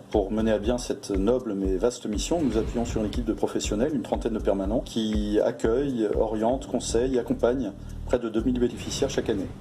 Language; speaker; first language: French; native; French